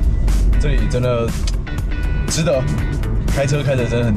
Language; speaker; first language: Chinese; native; Chinese